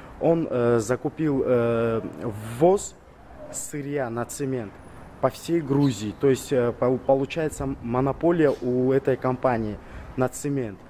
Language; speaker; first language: Russian; non-native, local second language; Georgian